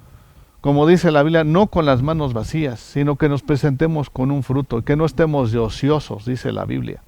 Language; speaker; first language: Spanish; native; Spanish